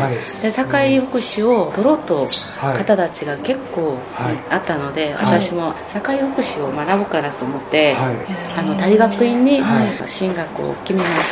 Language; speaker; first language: Japanese; non-native, fluent; Korean